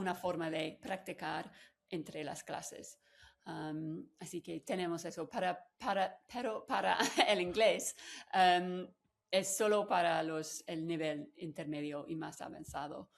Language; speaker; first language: Spanish; non-native, fluent; English